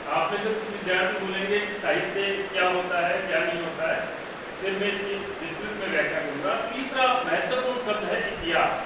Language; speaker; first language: Hindi; native; Hindi